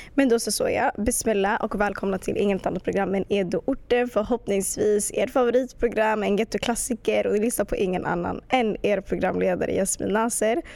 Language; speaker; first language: Swedish; early bilingual, other home language; Arabic